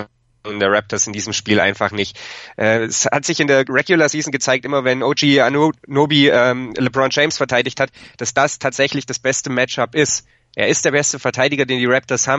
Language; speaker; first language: German; native; German